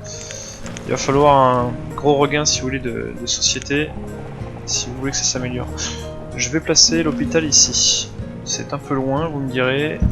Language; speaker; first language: French; native; French